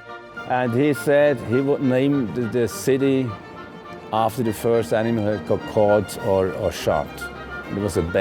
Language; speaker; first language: English; non-native, fluent; German